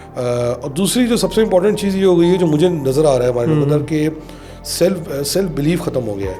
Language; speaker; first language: Urdu; native; Urdu